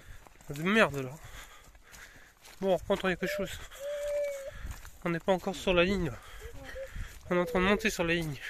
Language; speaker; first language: French; native; French